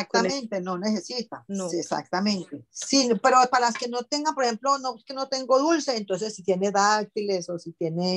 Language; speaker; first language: Spanish; native; Spanish